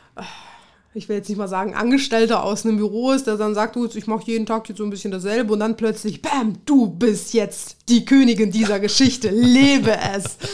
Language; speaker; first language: German; early bilingual, other home language; Russian